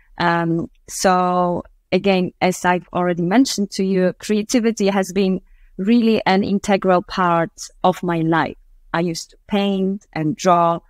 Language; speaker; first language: English; non-native, fluent; Polish